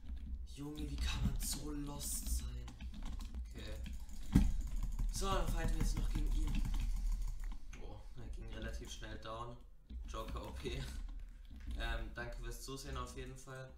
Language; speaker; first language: German; native; German